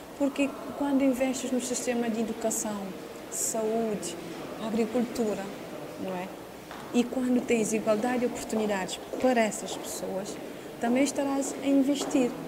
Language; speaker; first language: Portuguese; non-native, local second language; Kabuverdianu